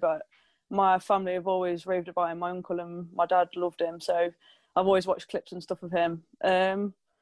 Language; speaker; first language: English; native; English